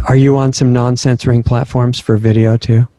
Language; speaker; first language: English; native; English